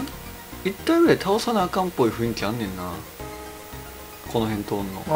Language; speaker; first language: Japanese; native; Japanese